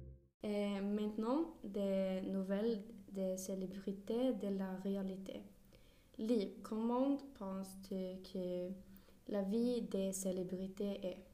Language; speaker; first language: French; non-native, learner; Swedish